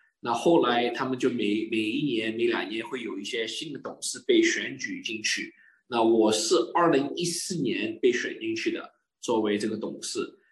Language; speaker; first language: Chinese; early bilingual, heritage; Chinese